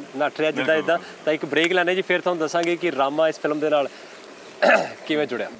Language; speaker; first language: Punjabi; native; Punjabi